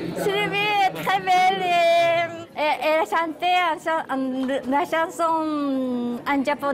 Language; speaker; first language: French; non-native, learner; Japanese